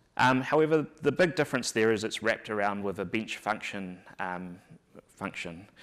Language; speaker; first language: English; native; English